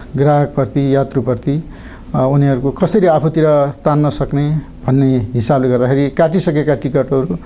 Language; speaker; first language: Nepali; native; Nepali